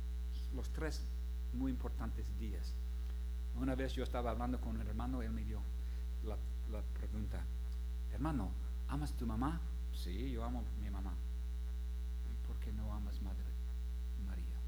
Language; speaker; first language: Spanish; non-native, fluent; English